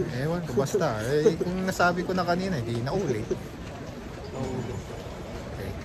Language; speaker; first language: Filipino; native; Filipino